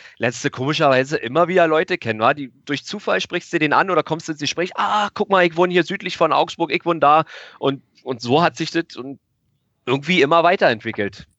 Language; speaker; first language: German; native; German